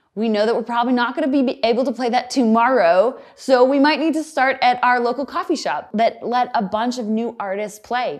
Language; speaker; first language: English; native; English